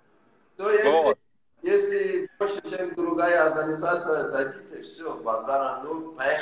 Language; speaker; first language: Russian; non-native, learner; Persian